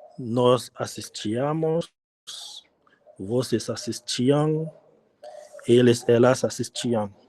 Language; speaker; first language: Portuguese; non-native, learner; Haitian Creole